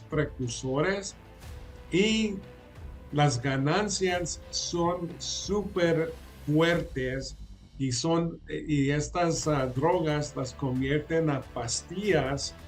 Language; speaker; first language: Spanish; early bilingual, other home language; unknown